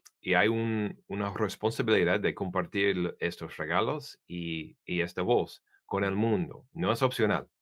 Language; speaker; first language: Spanish; non-native, learner; English